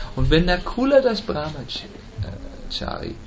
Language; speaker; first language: German; native; German